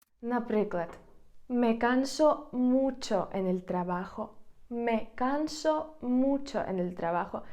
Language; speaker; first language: Spanish; non-native, fluent; Ukrainian